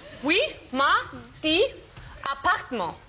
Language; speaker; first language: French; non-native, learner; German